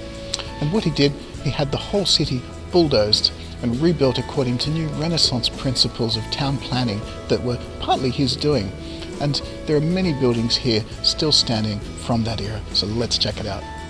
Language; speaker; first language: English; native; English